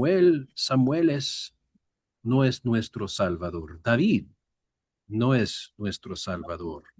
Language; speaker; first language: Spanish; non-native, learner; English